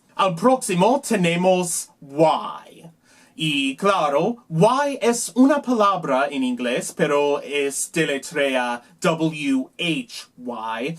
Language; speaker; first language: Spanish; non-native, learner; English